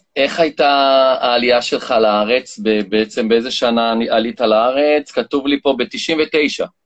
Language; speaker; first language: Hebrew; native; Hebrew